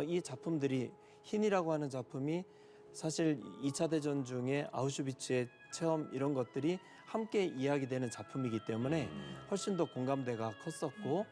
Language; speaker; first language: Korean; native; Korean